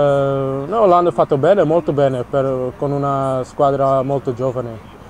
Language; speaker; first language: Italian; non-native, learner; Dutch